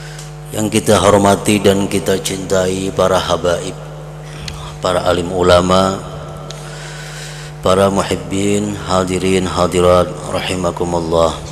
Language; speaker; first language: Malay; non-native, local second language; Banjar